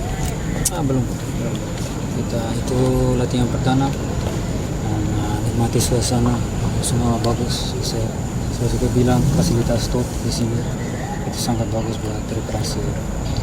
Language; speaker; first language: Indonesian; non-native, fluent; Dutch